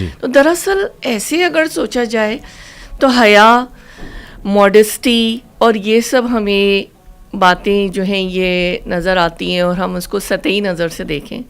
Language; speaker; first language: Urdu; native; Urdu